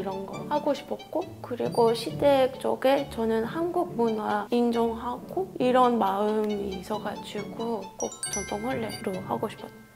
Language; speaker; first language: Korean; non-native, fluent; French